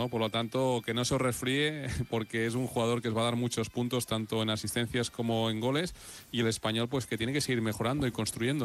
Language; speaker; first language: Spanish; native; Spanish